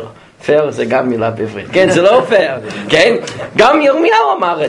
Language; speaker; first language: Hebrew; non-native, fluent; English